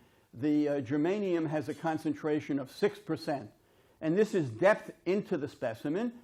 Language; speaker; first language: English; native; English